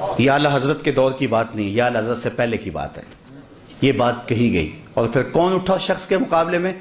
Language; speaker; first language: Urdu; non-native, local second language; Punjabi